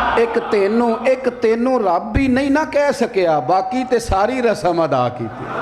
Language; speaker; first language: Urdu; non-native, local second language; Punjabi